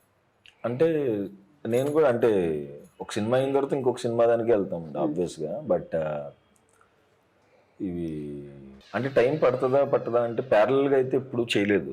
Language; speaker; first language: Telugu; native; Telugu